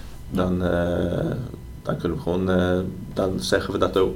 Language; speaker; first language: Dutch; non-native, fluent; Swedish